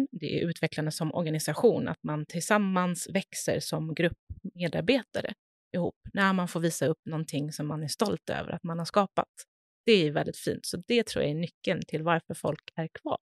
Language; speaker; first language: Swedish; native; Swedish